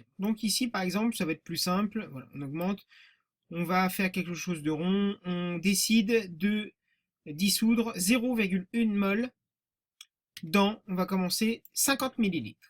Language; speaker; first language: French; native; French